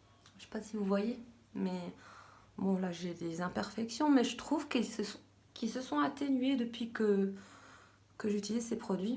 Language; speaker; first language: French; native; French